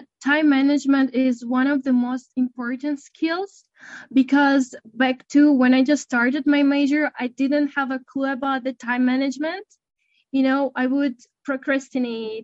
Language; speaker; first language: English; non-native, fluent; Russian